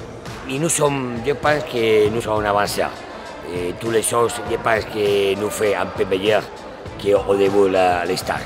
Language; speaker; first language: French; non-native, learner; Spanish